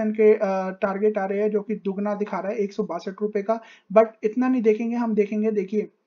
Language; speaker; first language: Hindi; native; Hindi